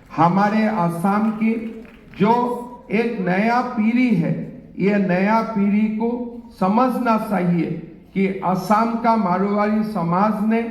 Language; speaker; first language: Hindi; non-native, local second language; Assamese